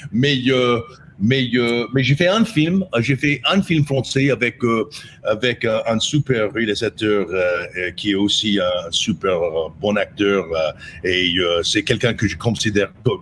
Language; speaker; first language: French; non-native, fluent; English